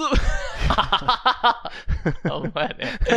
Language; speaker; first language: English; non-native, learner; Japanese